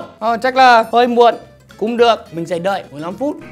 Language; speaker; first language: Vietnamese; non-native, fluent; English